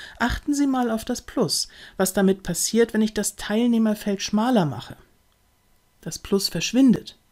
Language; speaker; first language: German; native; German